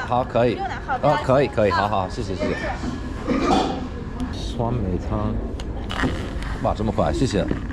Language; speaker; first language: Chinese; non-native, learner; English